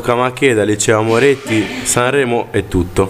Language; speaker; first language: Italian; native; Italian